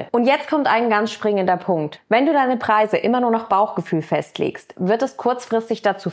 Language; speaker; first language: German; native; German